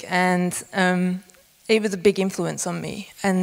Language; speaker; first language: English; native; English